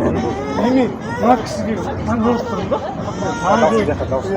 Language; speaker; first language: Kazakh; native; Kazakh